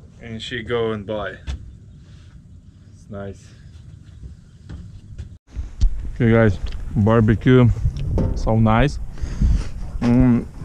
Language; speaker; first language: English; non-native, learner; Ukrainian